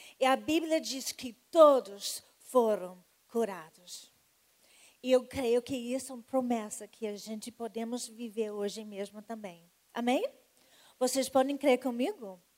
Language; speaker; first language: Portuguese; non-native, fluent; English